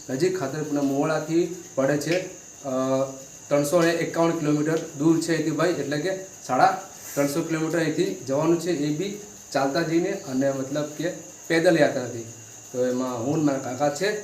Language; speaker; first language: Gujarati; native; Gujarati